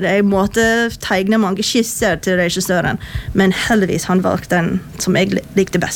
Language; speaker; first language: Norwegian; non-native, fluent; English